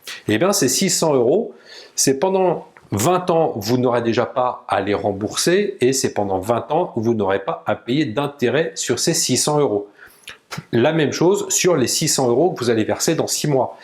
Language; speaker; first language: French; native; French